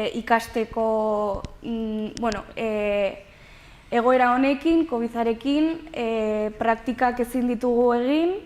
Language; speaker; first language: Basque; non-native, local second language; Spanish